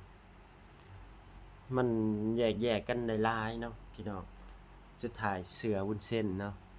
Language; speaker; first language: Thai; non-native, local second language; Lao